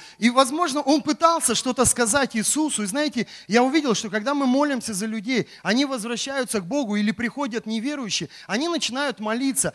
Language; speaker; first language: Russian; native; Russian